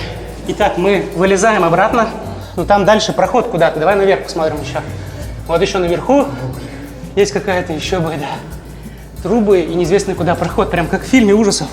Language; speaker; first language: Russian; native; Russian